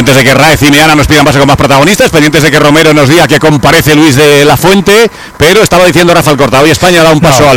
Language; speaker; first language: Spanish; native; Spanish